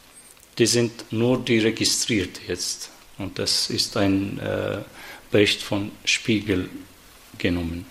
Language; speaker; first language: German; non-native, fluent; Arabic